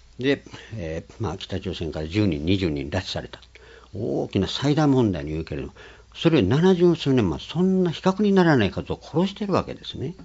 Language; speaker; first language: Japanese; native; Japanese